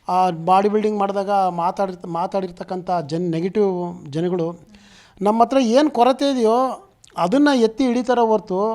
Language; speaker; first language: Kannada; native; Kannada